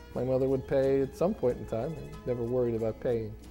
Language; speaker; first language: English; native; English